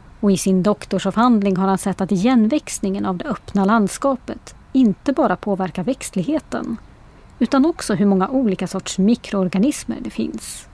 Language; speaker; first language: Swedish; native; Swedish